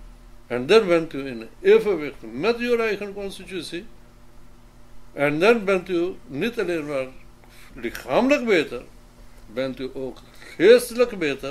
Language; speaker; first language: Dutch; non-native, fluent; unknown